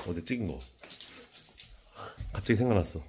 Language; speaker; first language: Korean; native; Korean